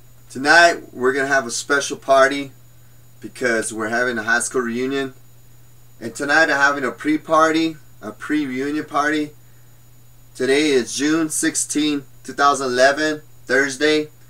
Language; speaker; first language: English; native; English